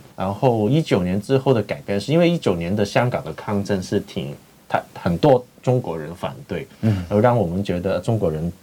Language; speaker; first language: Chinese; non-native, fluent; Cantonese